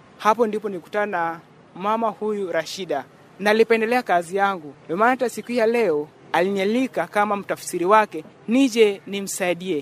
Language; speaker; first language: Swahili; non-native, local second language; Luo (Kenya and Tanzania)